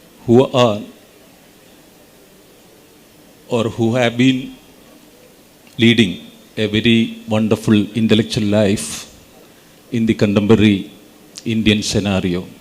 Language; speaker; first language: English; non-native, local second language; Malayalam